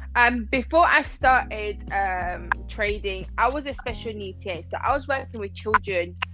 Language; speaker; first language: English; non-native, fluent; Persian